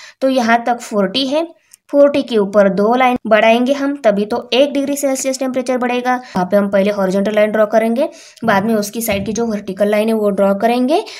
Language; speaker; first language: Hindi; non-native, local second language; Marathi